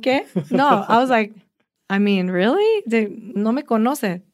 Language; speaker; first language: English; early bilingual, other home language; Spanish